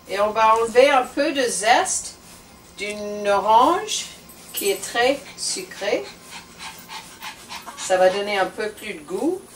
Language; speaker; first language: French; non-native, learner; English